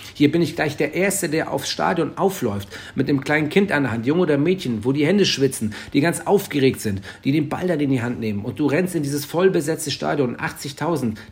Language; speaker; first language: German; native; German